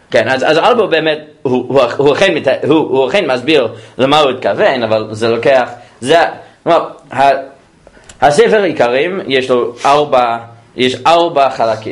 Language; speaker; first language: Hebrew; non-native, fluent; English